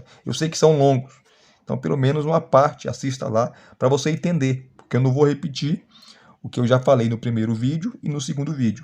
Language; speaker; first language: Portuguese; native; Portuguese